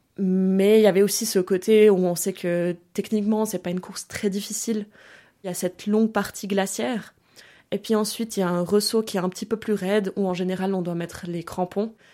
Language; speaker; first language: French; early bilingual, other home language; German